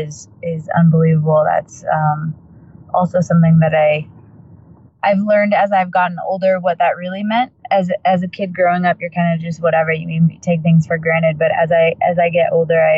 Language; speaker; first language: English; native; English